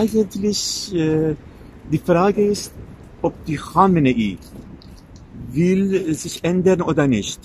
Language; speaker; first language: German; non-native, fluent; Persian